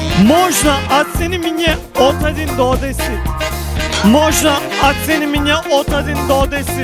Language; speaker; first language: Russian; non-native, learner; Turkish